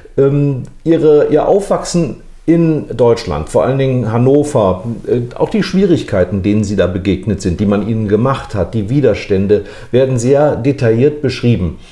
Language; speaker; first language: German; native; German